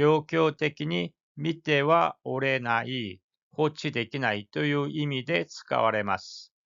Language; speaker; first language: Japanese; non-native, fluent; Korean